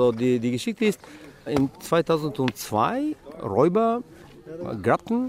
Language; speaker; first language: German; non-native, fluent; Bulgarian